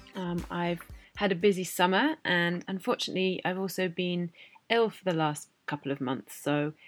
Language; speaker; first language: English; native; English